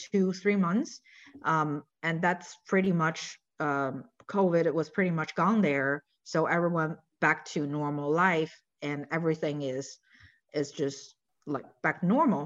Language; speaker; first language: English; non-native, fluent; Chinese